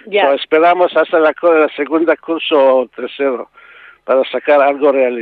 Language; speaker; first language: Spanish; non-native, learner; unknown